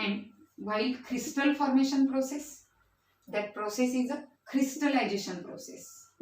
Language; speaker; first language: English; non-native, local second language; Marathi